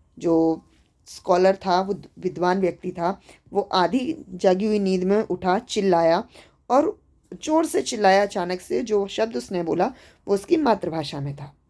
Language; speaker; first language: Hindi; native; Hindi